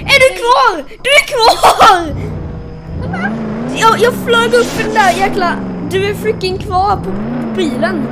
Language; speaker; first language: Swedish; native; Swedish